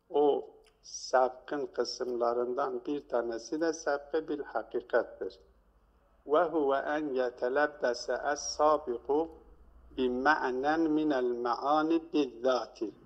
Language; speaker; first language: Turkish; native; Turkish